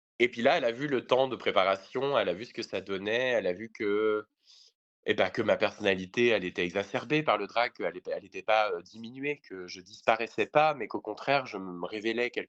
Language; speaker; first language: French; native; French